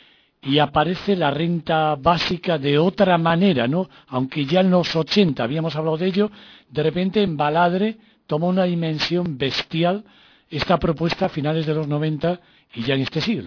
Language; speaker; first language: Spanish; native; Spanish